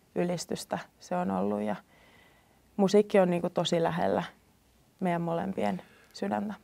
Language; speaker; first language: Finnish; native; Finnish